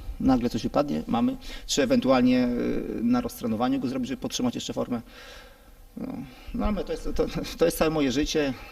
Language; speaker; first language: Polish; native; Polish